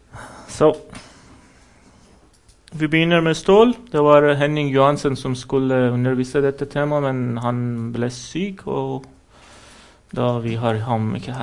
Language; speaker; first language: Norwegian; non-native, fluent; Persian